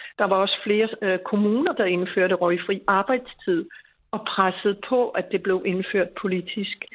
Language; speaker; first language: Danish; native; Danish